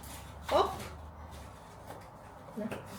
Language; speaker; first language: Russian; native; Russian